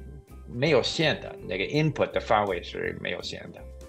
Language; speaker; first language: Chinese; non-native, fluent; English